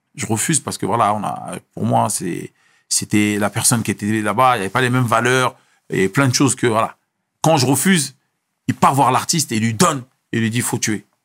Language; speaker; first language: French; early bilingual, other home language; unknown